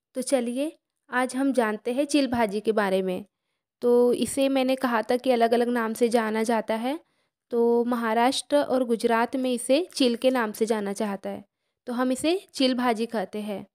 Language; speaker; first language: Hindi; non-native, local second language; Marathi